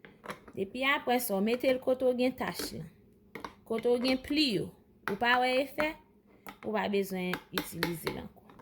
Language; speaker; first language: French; non-native, local second language; Haitian Creole